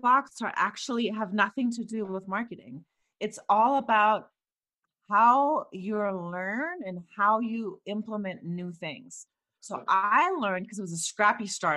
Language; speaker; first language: English; non-native, fluent; German